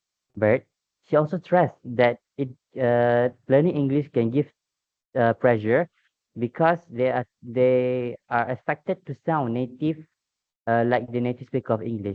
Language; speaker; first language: English; non-native, local second language; Malay